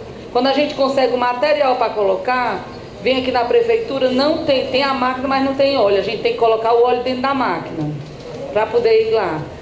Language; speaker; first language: Portuguese; native; Portuguese